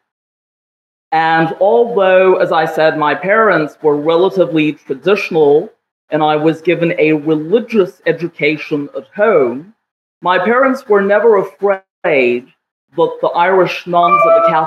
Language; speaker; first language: English; non-native, local second language; Kashmiri